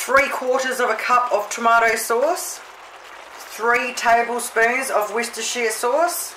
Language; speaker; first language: English; native; English